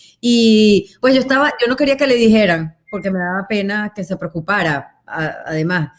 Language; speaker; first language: Spanish; native; Spanish